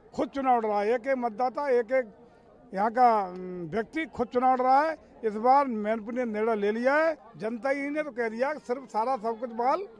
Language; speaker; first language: Hindi; native; Hindi